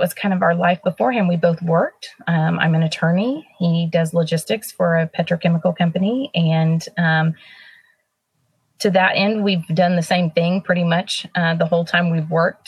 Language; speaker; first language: English; native; English